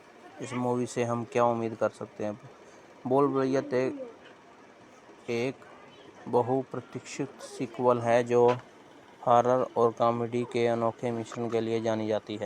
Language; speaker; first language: Hindi; native; Hindi